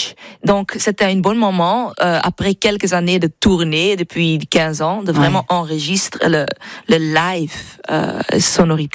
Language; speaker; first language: French; non-native, learner; English